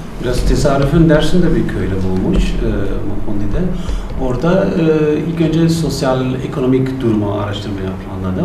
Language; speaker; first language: Turkish; non-native, fluent; German